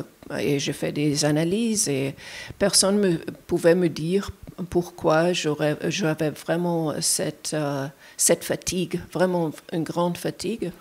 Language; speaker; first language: French; non-native, fluent; German